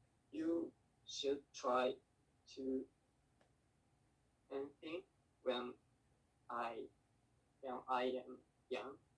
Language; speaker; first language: English; non-native, learner; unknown